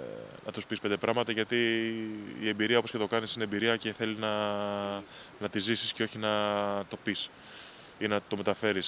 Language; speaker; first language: Greek; native; Greek